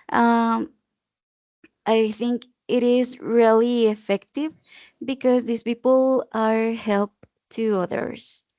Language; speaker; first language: English; non-native, learner; Spanish